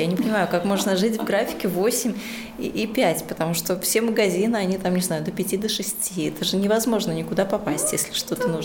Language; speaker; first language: Russian; native; Russian